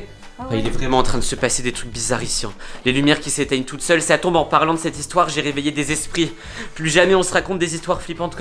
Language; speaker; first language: French; native; French